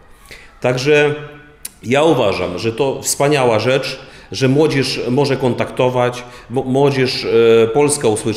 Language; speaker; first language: Polish; non-native, fluent; Ukrainian